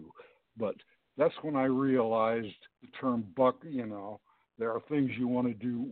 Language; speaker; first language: English; native; English